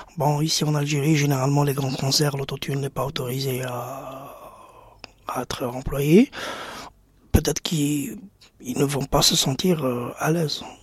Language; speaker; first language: French; non-native, local second language; Arabic